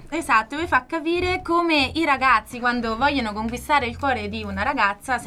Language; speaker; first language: Italian; native; Italian